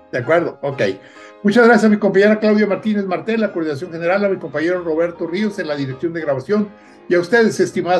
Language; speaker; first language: Spanish; native; Spanish